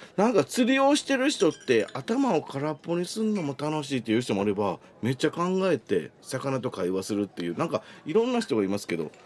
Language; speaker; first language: Japanese; native; Japanese